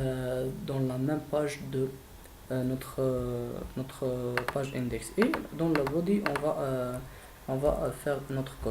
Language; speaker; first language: French; non-native, fluent; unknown